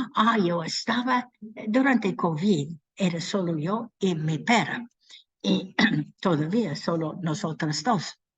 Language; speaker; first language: Spanish; non-native, learner; English